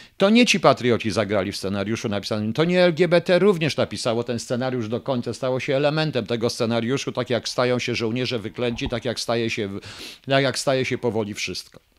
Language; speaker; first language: Polish; native; Polish